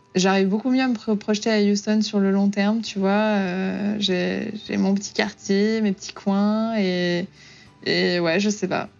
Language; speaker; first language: French; native; French